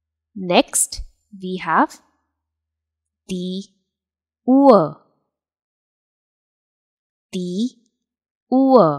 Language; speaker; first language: German; non-native, fluent; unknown